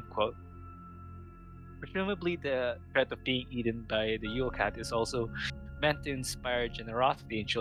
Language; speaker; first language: English; non-native, local second language; Filipino